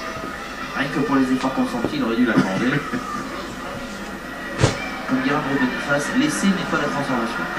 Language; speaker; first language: French; native; French